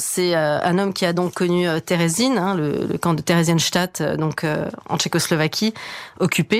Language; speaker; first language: French; native; French